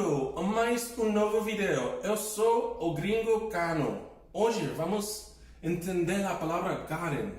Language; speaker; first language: Portuguese; non-native, fluent; English